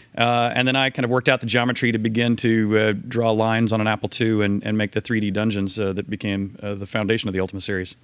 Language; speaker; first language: English; native; English